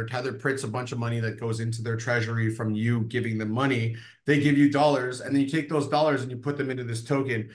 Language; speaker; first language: English; native; English